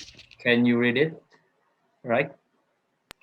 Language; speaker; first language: English; non-native, learner; Indonesian